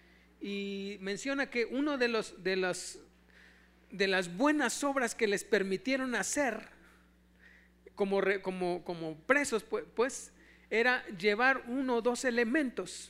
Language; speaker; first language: Spanish; native; Spanish